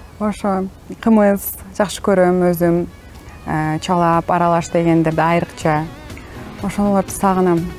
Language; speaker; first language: Kyrgyz; non-native, local second language; Turkish